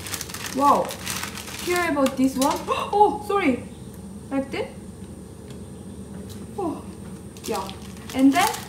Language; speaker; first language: English; non-native, learner; Korean